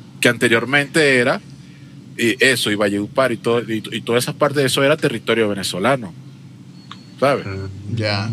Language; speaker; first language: Spanish; native; Spanish